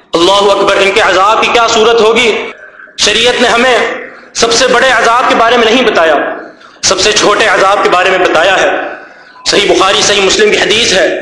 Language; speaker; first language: Urdu; native; Urdu